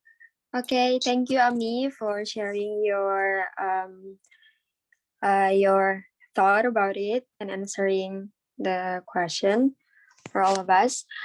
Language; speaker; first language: English; non-native, learner; Indonesian